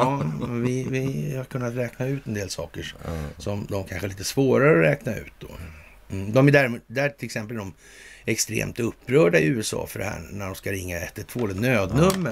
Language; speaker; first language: Swedish; native; Swedish